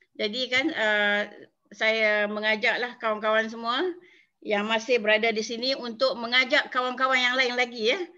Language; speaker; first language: Malay; native; Malay